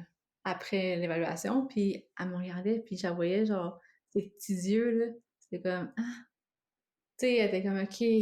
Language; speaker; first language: French; native; French